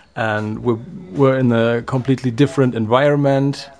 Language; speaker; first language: English; non-native, fluent; German